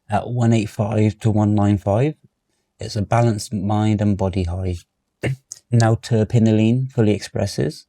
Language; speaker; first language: English; native; English